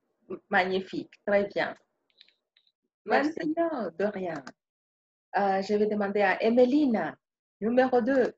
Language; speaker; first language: French; non-native, fluent; Spanish